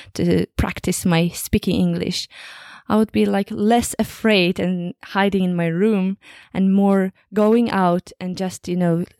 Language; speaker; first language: English; non-native, fluent; Kazakh